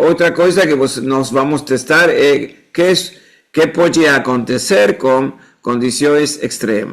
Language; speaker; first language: Portuguese; non-native, fluent; Spanish